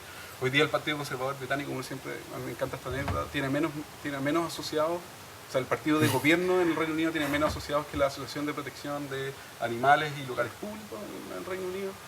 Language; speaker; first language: Spanish; native; Spanish